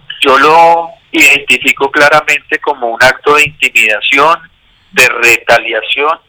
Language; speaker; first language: Spanish; native; Spanish